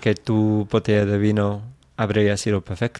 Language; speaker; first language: Spanish; non-native, fluent; English